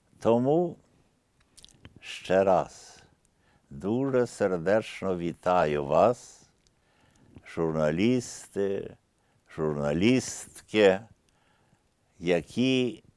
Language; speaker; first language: Ukrainian; early bilingual, heritage; Ukrainian